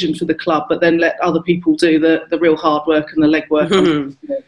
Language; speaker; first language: English; native; English